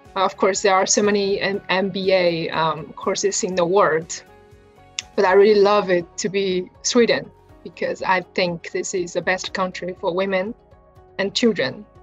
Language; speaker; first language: English; non-native, fluent; Chinese